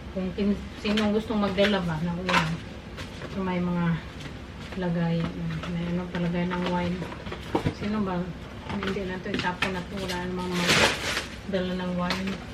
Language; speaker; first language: Filipino; non-native, local second language; Cebuano